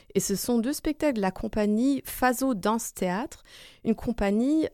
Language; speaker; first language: French; non-native, fluent; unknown